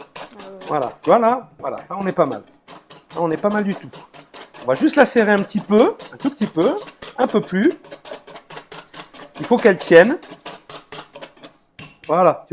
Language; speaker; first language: French; native; French